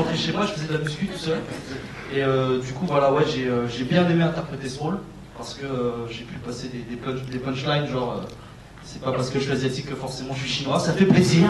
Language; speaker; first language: French; native; French